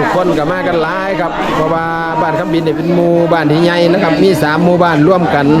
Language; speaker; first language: Thai; native; Thai